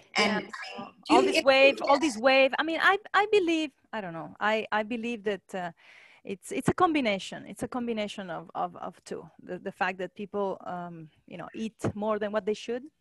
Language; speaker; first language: English; non-native, fluent; Italian